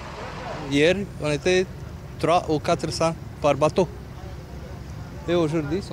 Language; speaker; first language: French; non-native, learner; Romanian